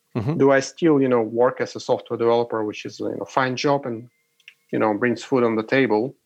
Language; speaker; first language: English; non-native, fluent; Ukrainian